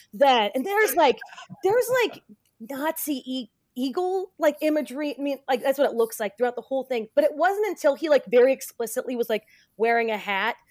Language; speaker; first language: English; native; English